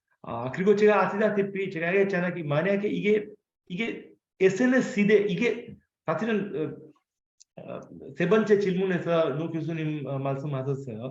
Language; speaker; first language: Korean; non-native, fluent; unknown